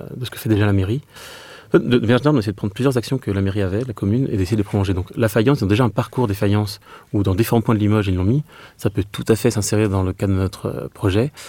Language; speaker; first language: French; native; French